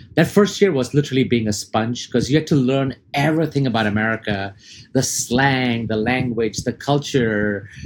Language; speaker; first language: English; early bilingual, other home language; Arabic